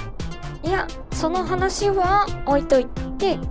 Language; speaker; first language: Japanese; native; Japanese